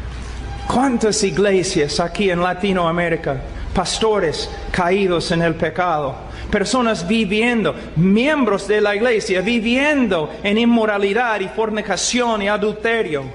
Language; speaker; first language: Spanish; non-native, fluent; English